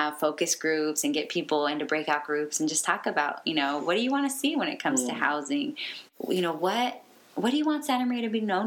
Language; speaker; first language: English; native; English